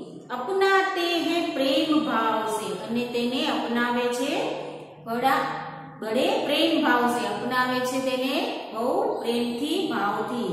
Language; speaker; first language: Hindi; non-native, local second language; Gujarati